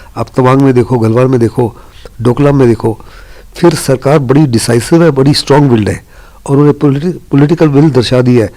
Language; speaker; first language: Hindi; native; Hindi